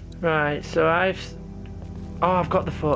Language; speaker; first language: English; native; English